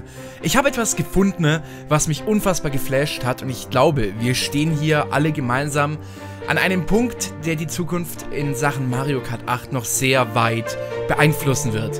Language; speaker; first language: German; native; German